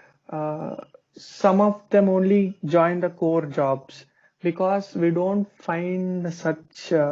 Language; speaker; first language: English; non-native, local second language; Hindi